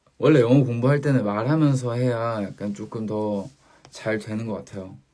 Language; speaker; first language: Korean; native; Korean